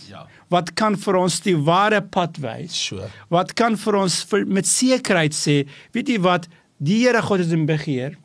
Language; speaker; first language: Afrikaans; non-native, local second language; English